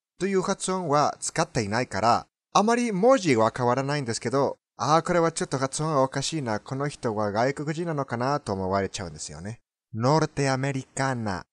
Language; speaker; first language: Japanese; non-native, fluent; Spanish